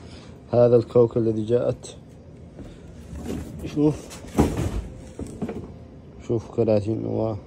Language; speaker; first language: Arabic; non-native, learner; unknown